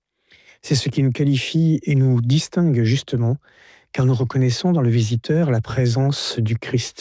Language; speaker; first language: French; native; French